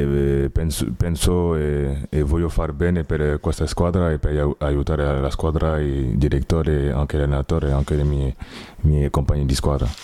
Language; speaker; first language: Italian; non-native, learner; French